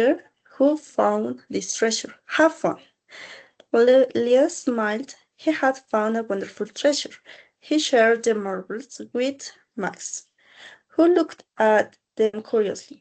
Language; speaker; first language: English; non-native, learner; Spanish